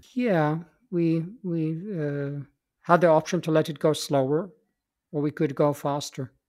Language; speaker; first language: English; non-native, fluent; Swedish